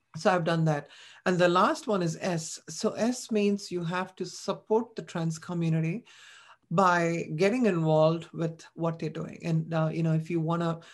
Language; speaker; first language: English; non-native, local second language; Tamil